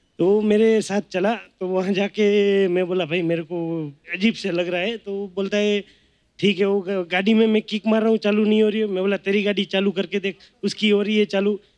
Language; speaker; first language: Hindi; non-native, local second language; Gujarati